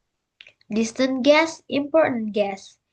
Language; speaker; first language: English; non-native, learner; Indonesian